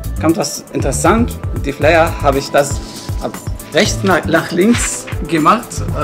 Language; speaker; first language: German; non-native, learner; Arabic